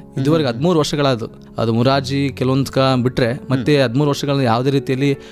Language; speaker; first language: Kannada; native; Kannada